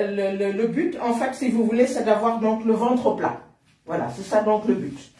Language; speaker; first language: French; native; French